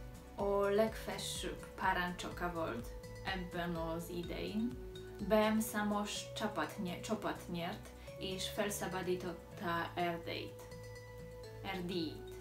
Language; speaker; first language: Hungarian; non-native, learner; Polish